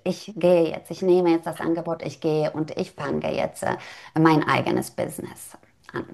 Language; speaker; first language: German; non-native, fluent; Polish